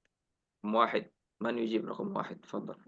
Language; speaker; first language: Arabic; non-native, fluent; Indonesian